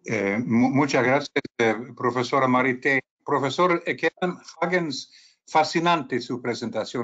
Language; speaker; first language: Spanish; non-native, fluent; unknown